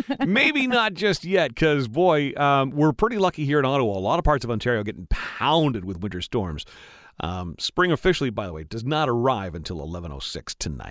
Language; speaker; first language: English; native; English